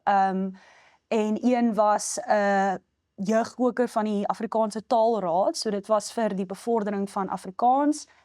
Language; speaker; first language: Afrikaans; native; Afrikaans